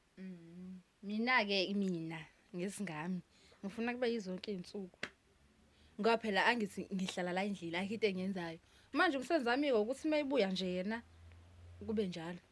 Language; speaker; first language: Zulu; native; Zulu